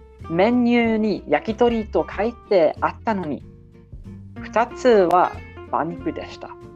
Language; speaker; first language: Japanese; non-native, learner; English